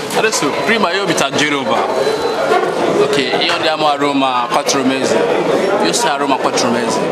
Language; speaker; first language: Italian; non-native, learner; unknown